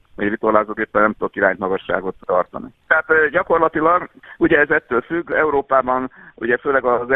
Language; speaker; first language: Hungarian; native; Hungarian